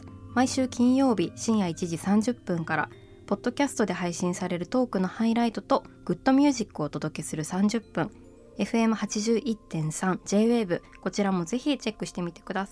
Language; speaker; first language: Japanese; native; Japanese